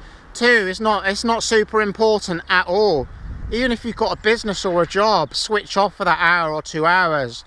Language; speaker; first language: English; native; English